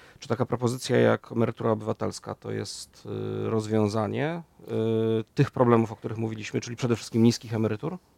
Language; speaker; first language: Polish; native; Polish